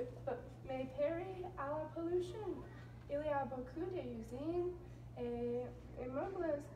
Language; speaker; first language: French; non-native, learner; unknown